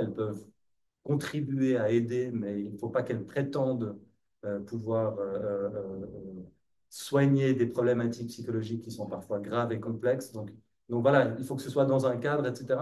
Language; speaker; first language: French; native; French